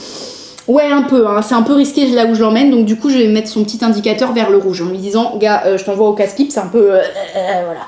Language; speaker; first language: French; native; French